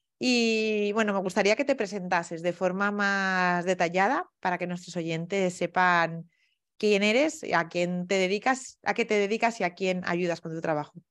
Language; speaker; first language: Spanish; native; Spanish